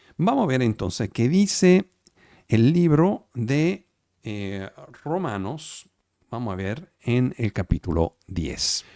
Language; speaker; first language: Spanish; non-native, fluent; Italian